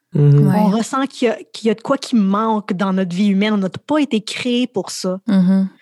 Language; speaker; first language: French; native; French